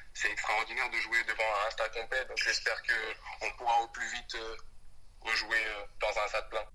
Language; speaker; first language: French; early bilingual, other home language; Wolof